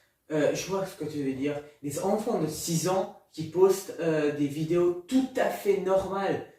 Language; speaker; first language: French; non-native, learner; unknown